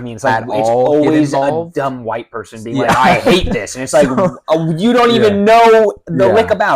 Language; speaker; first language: English; native; English